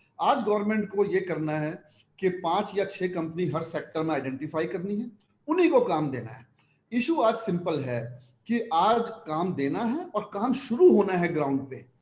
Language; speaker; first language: Hindi; non-native, local second language; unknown